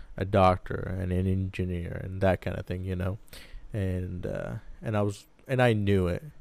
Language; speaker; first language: English; early bilingual, other home language; Arabic